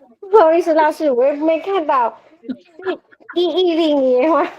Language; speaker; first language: Chinese; non-native, learner; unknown